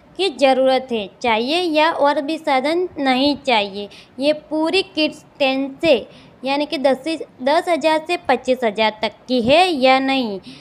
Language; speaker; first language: Hindi; non-native, local second language; Gujarati